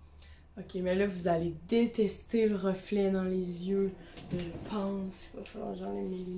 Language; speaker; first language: French; native; French